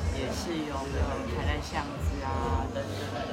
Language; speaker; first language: Chinese; native; Chinese